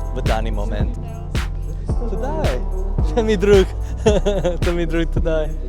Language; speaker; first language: Ukrainian; non-native, learner; English